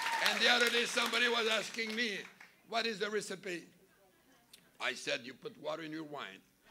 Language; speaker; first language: English; non-native, fluent; French